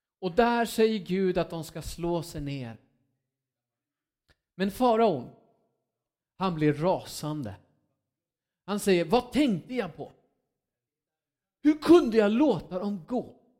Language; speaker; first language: Swedish; non-native, fluent; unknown